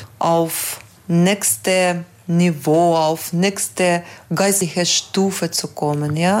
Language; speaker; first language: German; non-native, fluent; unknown